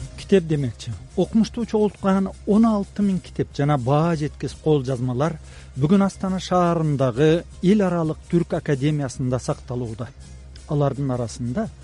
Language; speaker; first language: Kyrgyz; native; Kyrgyz